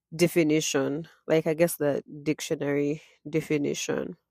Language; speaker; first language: English; non-native, local second language; Ganda